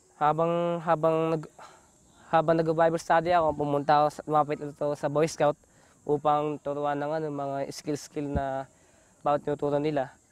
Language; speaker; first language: Filipino; native; Filipino